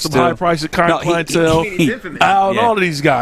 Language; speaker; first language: English; native; English